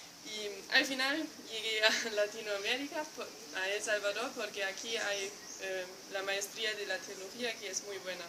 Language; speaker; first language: Spanish; non-native, fluent; German